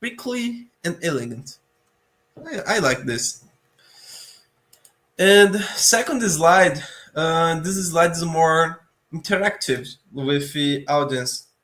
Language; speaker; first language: English; non-native, learner; Portuguese